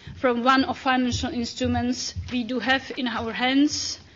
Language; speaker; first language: English; non-native, fluent; Czech